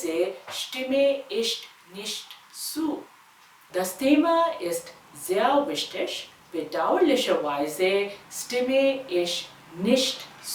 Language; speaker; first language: German; non-native, fluent; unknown